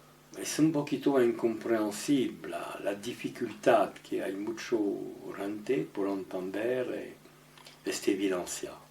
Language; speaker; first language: Spanish; non-native, learner; French